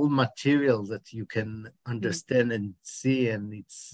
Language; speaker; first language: English; non-native, fluent; Hebrew